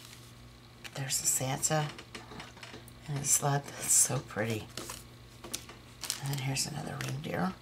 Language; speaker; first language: English; native; English